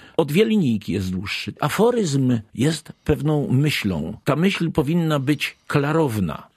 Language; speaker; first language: Polish; native; Polish